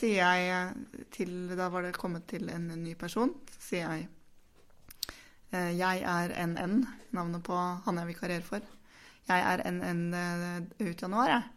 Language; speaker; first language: Norwegian; native; Norwegian